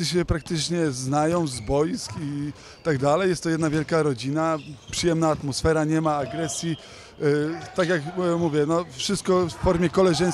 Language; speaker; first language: Polish; native; Polish